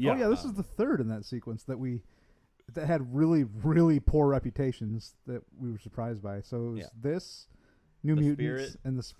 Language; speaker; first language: English; native; English